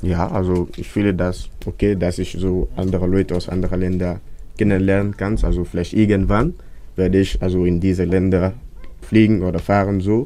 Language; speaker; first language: German; non-native, fluent; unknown